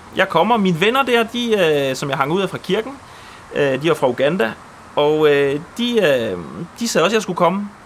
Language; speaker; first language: Danish; early bilingual, other home language; Polish